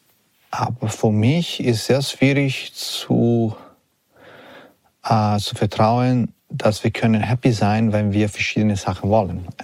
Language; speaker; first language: German; non-native, learner; Italian